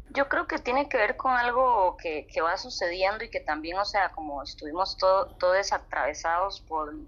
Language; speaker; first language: Spanish; native; Spanish